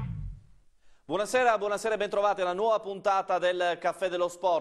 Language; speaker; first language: Italian; native; Italian